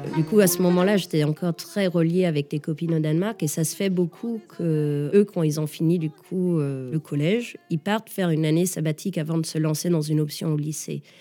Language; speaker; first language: French; early bilingual, other home language; Danish